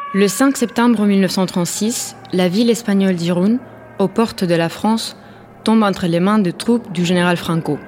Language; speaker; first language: French; non-native, fluent; Spanish